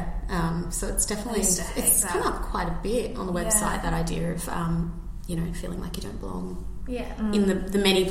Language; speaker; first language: English; native; English